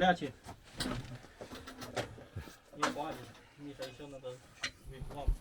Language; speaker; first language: Russian; non-native, learner; Chinese